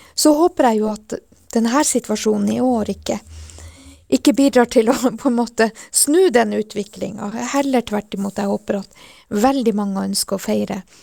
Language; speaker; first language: Norwegian; non-native, local second language; Northern Sami